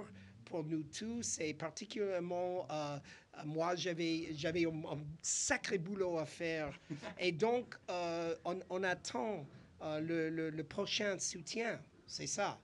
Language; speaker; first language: French; non-native, fluent; English